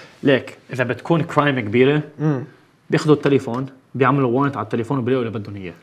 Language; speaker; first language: Arabic; early bilingual, other home language; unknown